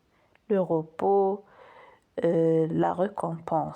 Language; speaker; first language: French; non-native, local second language; Arabic